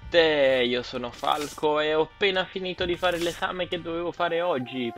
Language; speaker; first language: Italian; native; Italian